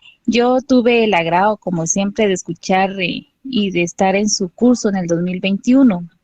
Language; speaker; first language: Spanish; native; Spanish